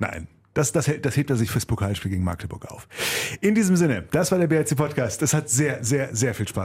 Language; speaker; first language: German; native; German